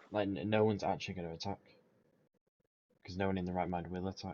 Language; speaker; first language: English; native; English